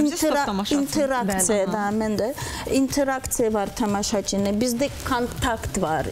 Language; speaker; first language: Azerbaijani; non-native, learner; Russian